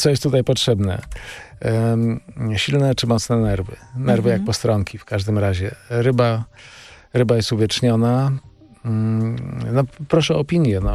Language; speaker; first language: Polish; native; Polish